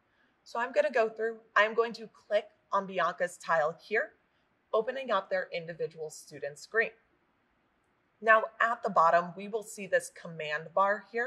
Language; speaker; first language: English; native; English